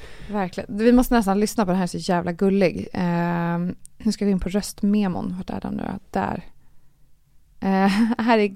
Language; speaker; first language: Swedish; native; Swedish